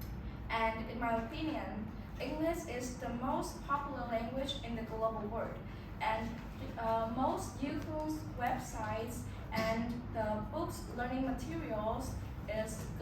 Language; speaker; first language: English; non-native, learner; Vietnamese